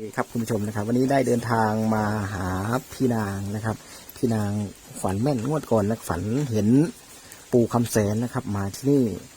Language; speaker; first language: Thai; native; Thai